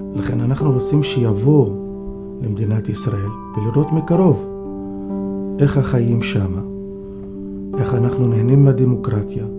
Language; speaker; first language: Hebrew; non-native, local second language; Arabic